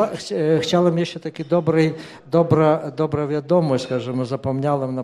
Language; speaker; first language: Polish; non-native, fluent; Ukrainian